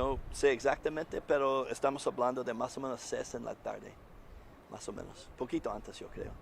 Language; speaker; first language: Spanish; non-native, learner; English